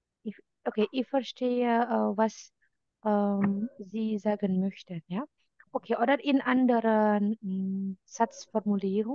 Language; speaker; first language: German; non-native, fluent; Indonesian